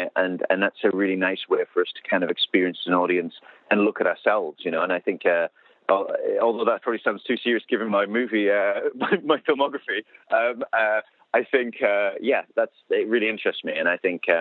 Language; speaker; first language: English; native; English